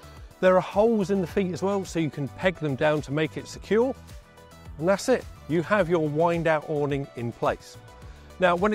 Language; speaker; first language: English; native; English